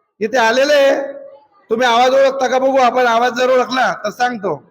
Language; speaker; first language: Marathi; native; Marathi